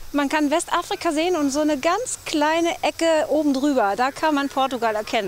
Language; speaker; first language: German; native; German